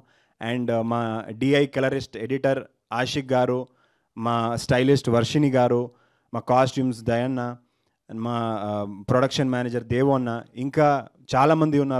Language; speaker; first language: Telugu; non-native, learner; Kannada